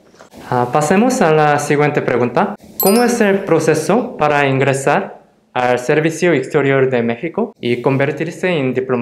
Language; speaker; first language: Spanish; non-native, fluent; Korean